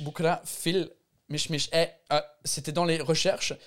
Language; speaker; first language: French; non-native, fluent; English